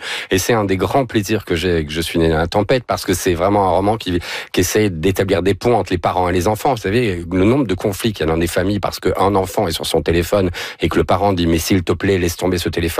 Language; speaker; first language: French; native; French